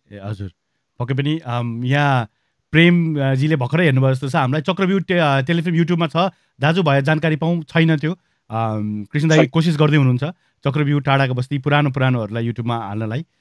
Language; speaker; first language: Nepali; native; Nepali